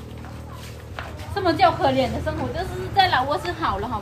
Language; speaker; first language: Chinese; non-native, fluent; Lao